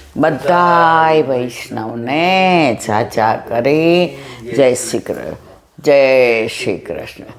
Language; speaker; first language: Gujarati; native; Gujarati